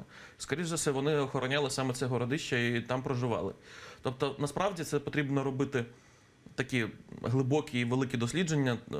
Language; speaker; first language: Ukrainian; native; Ukrainian